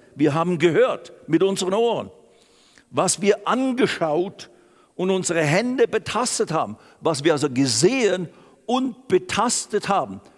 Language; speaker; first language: German; native; German